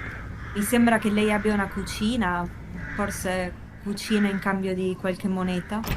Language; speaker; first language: Italian; native; Italian